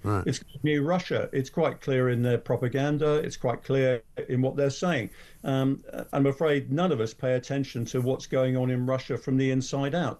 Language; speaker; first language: English; native; English